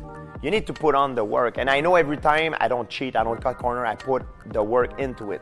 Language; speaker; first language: English; non-native, local second language; French